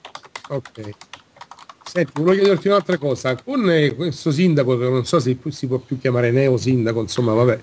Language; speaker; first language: Italian; native; Italian